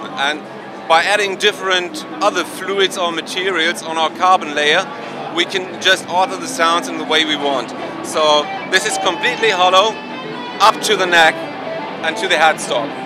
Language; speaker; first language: English; non-native, fluent; German